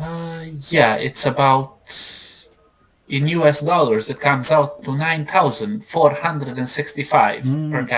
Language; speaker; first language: English; non-native, fluent; Serbian